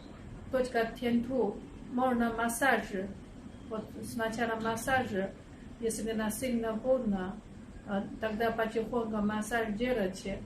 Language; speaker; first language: Russian; non-native, learner; Chinese